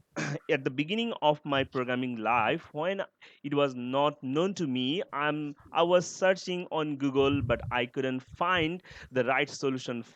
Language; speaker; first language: English; non-native, learner; Bangla